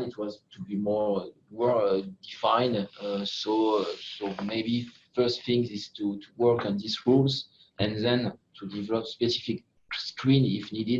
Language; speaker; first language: English; non-native, fluent; French